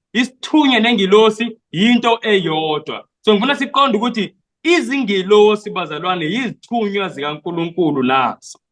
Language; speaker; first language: Zulu; non-native, local second language; Xhosa